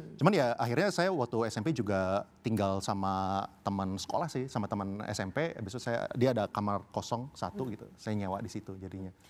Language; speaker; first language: Indonesian; early bilingual, heritage; Indonesian